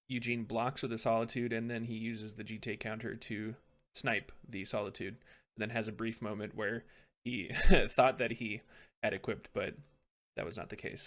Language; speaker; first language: English; native; English